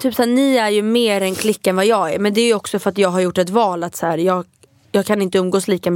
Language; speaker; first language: Swedish; native; Swedish